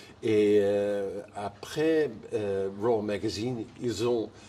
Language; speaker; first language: French; non-native, fluent; Dutch